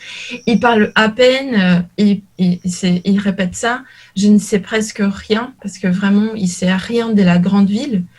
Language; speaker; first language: French; non-native, learner; Portuguese